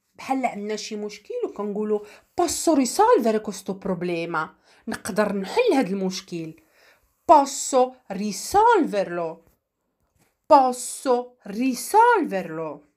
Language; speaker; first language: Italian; non-native, fluent; Arabic